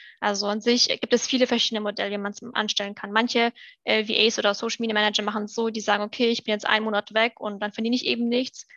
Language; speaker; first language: German; early bilingual, other home language; Russian